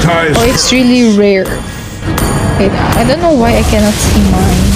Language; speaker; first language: English; non-native, local second language; Filipino